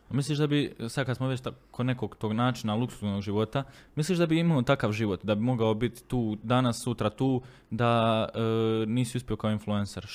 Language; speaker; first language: Croatian; native; Croatian